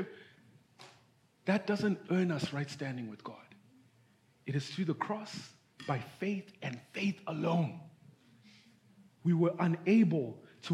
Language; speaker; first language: English; non-native, local second language; Shona